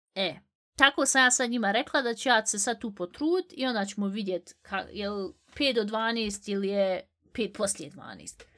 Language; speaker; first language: Bosnian; early bilingual, heritage; Bosnian